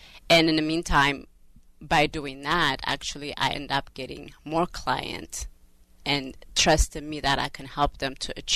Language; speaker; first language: English; non-native, fluent; Amharic